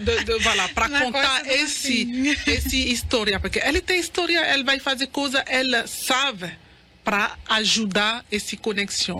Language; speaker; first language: Portuguese; non-native, learner; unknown